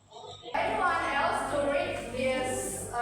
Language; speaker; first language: English; non-native, learner; Indonesian